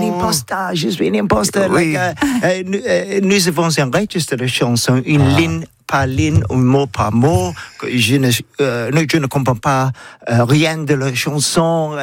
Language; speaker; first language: French; non-native, learner; English